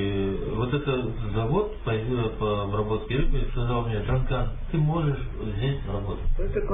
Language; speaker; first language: Russian; non-native, fluent; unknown